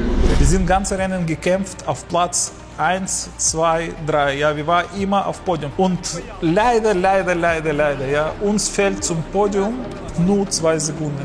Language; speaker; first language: German; non-native, learner; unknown